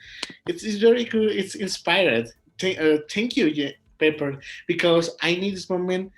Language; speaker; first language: English; non-native, learner; Spanish